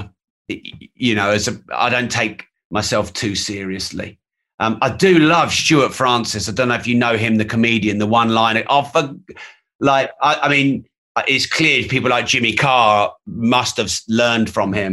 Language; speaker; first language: English; native; English